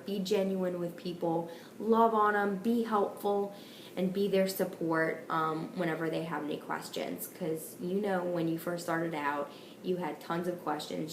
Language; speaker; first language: English; native; English